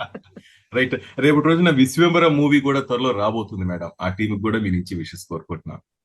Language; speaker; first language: Telugu; native; Telugu